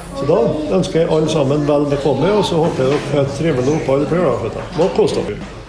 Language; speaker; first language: Norwegian; native; Norwegian